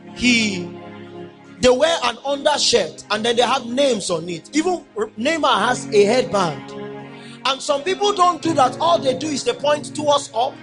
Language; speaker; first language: English; non-native, local second language; Yoruba